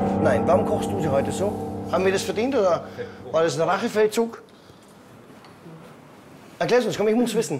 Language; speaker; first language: German; native; German